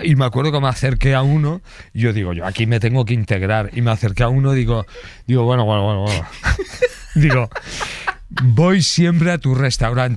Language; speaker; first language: Spanish; native; Spanish